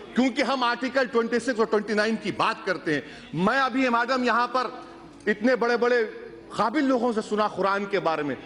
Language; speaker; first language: Urdu; native; Urdu